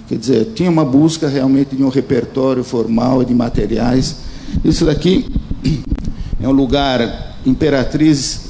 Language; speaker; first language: Portuguese; early bilingual, other home language; Italian